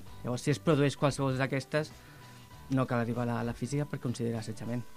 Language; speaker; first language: Catalan; native; Catalan